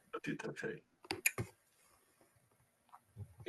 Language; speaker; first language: French; non-native, fluent; English